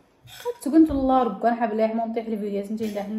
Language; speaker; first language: Arabic; native; Arabic